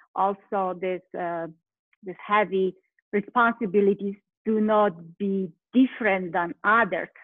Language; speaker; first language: English; non-native, fluent; Polish